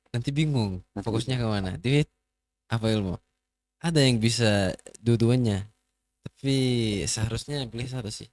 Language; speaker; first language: Indonesian; non-native, fluent; Arabic